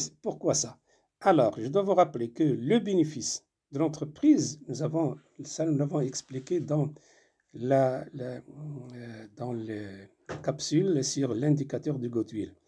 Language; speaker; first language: French; non-native, local second language; Arabic